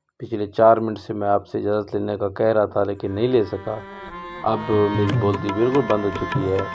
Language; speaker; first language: Urdu; non-native, local second language; Saraiki